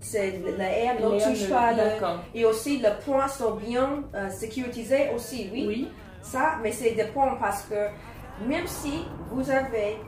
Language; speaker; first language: French; non-native, learner; English